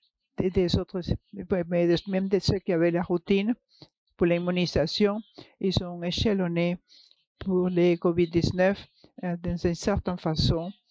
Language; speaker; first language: French; non-native, fluent; English